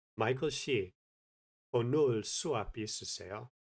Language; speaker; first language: Korean; non-native, learner; English